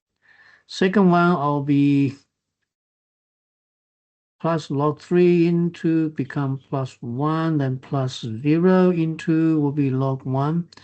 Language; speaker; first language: English; non-native, fluent; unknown